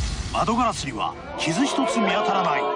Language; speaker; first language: Japanese; native; Japanese